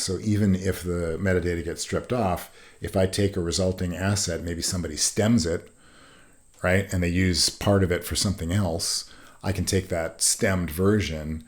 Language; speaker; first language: English; native; English